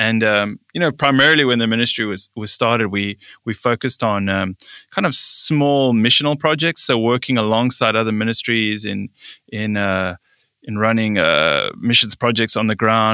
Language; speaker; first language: English; native; English